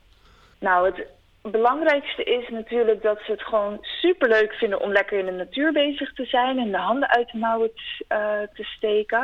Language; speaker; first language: Dutch; native; Dutch